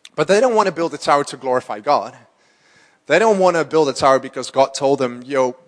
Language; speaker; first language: English; non-native, fluent; Dutch